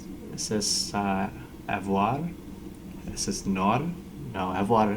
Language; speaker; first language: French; non-native, learner; English